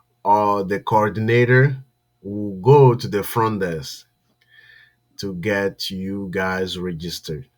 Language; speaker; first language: English; non-native, fluent; French